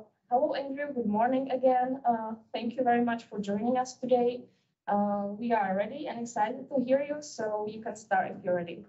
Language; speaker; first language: English; non-native, fluent; Czech